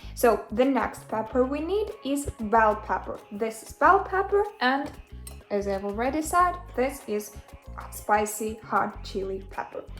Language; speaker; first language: English; non-native, fluent; Ukrainian